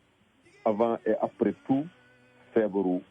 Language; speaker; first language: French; non-native, local second language; Wolof